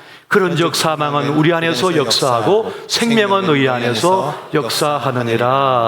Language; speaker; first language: Korean; native; Korean